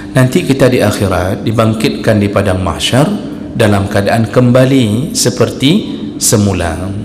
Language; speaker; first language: Malay; non-native, local second language; Achinese